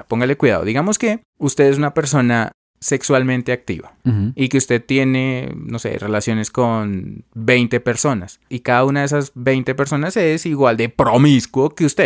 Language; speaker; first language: Spanish; native; Spanish